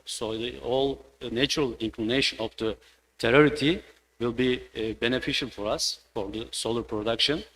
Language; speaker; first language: English; non-native, fluent; Turkish